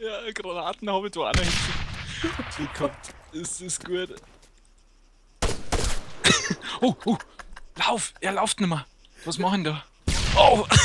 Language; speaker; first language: German; native; German